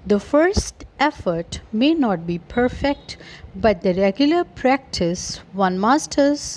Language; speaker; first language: English; non-native, local second language; Punjabi